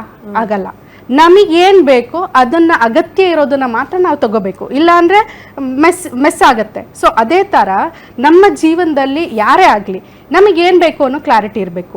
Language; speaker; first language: Kannada; native; Kannada